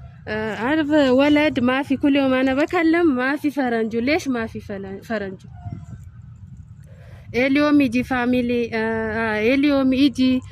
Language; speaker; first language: Arabic; non-native, learner; Amharic